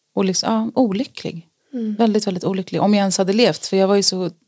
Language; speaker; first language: Swedish; native; Swedish